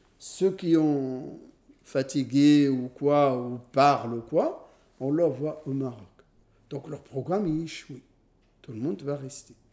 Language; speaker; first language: French; non-native, fluent; Arabic